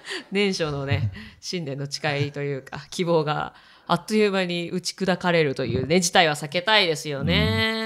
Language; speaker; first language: Japanese; native; Japanese